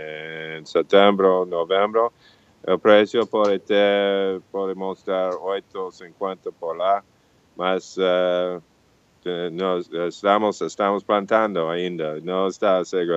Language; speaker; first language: Portuguese; non-native, fluent; English